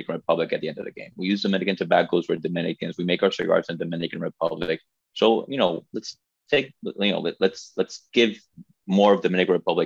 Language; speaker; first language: English; non-native, fluent; Spanish